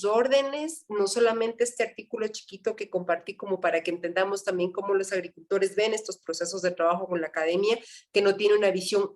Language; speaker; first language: Spanish; native; Spanish